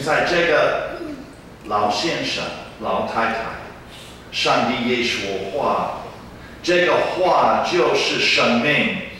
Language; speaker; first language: Chinese; non-native, fluent; English